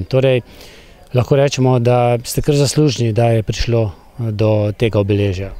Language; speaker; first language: Slovenian; native; Slovenian